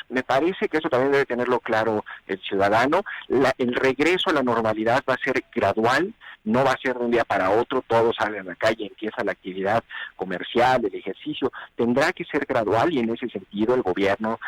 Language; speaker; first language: Spanish; native; Spanish